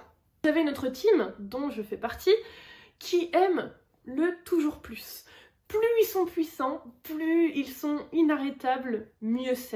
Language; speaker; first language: French; native; French